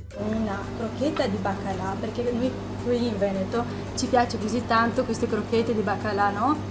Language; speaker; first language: Italian; non-native, fluent; Romanian